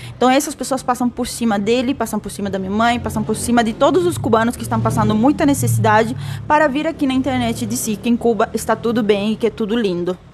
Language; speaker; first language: Portuguese; non-native, fluent; Spanish